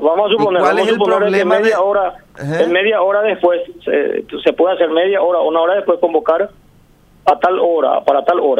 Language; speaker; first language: Spanish; native; Spanish